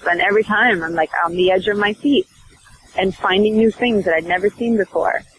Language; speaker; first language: English; early bilingual, other home language; Swedish